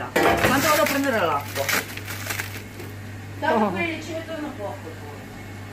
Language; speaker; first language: Italian; non-native, fluent; Russian